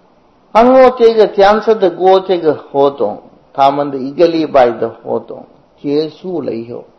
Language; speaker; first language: Chinese; non-native, fluent; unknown